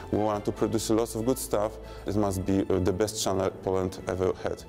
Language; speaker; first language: English; non-native, fluent; Polish